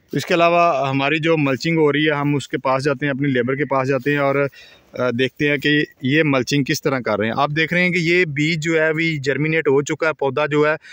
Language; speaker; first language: Urdu; non-native, local second language; Punjabi